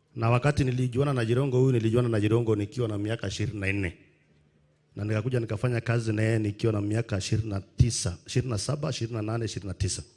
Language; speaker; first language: Swahili; non-native, local second language; Kalenjin